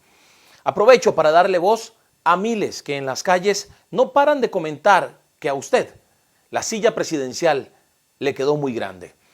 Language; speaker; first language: Spanish; native; Spanish